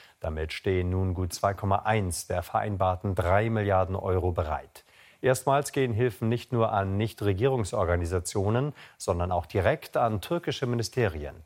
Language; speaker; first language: German; native; German